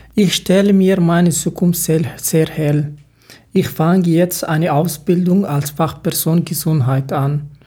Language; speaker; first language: German; non-native, learner; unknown